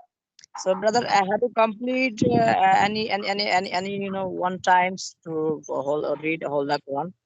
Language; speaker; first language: English; non-native, learner; Bangla